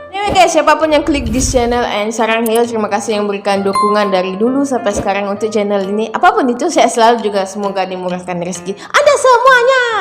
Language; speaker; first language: Malay; native; Malay